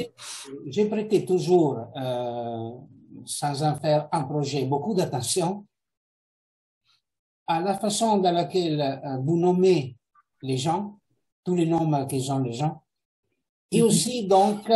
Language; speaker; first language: French; non-native, fluent; Italian